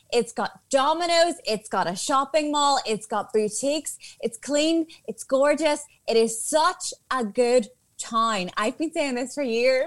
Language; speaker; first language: English; native; English